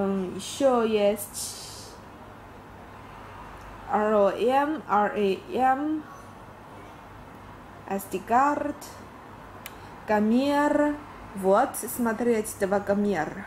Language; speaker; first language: Russian; non-native, learner; Chinese